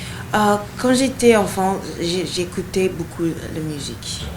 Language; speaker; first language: French; non-native, learner; Yoruba